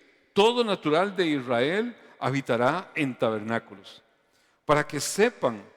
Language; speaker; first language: Spanish; native; Spanish